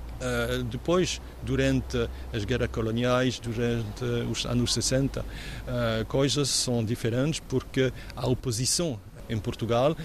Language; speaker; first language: Portuguese; non-native, fluent; French